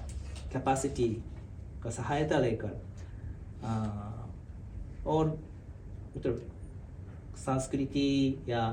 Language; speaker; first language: Hindi; non-native, fluent; Japanese